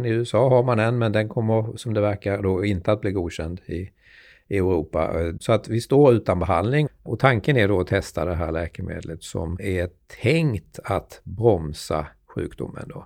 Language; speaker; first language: Swedish; native; Swedish